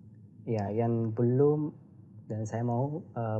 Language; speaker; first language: Indonesian; non-native, learner; Arabic